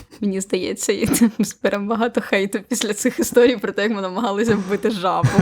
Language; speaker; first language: Ukrainian; native; Ukrainian